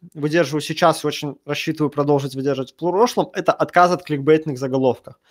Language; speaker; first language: Russian; native; Russian